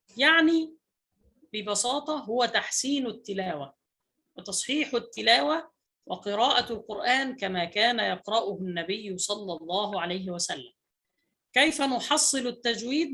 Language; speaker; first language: Arabic; native; Arabic